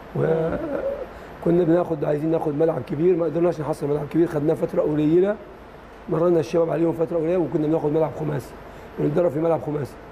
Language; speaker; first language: Arabic; native; Arabic